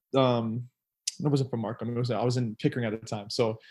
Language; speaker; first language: English; native; English